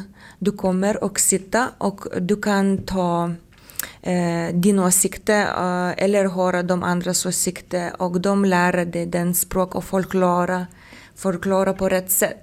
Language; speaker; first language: Swedish; non-native, learner; Lithuanian